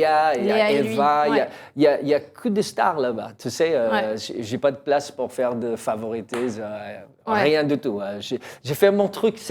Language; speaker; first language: French; non-native, learner; English